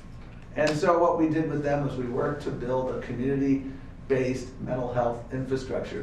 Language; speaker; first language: English; native; English